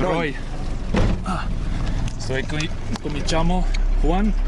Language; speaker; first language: Spanish; non-native, learner; Dutch